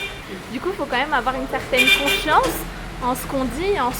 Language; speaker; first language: French; native; French